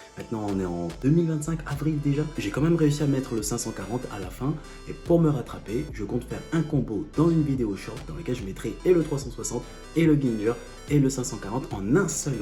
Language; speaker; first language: French; native; French